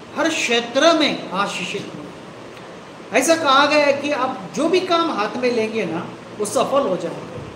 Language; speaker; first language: Hindi; non-native, local second language; Marathi